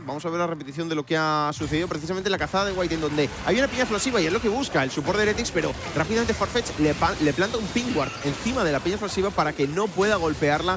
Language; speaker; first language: Spanish; native; Spanish